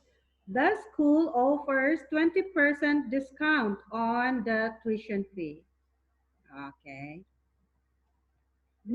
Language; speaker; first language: English; non-native, fluent; Thai